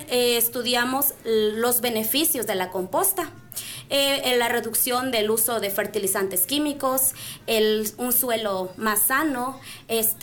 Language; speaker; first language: Spanish; non-native, local second language; Nahuatl languages